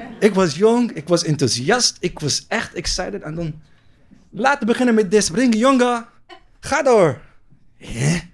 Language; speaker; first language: Dutch; non-native, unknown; Arabic